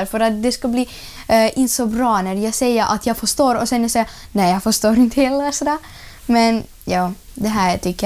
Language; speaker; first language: Swedish; non-native, learner; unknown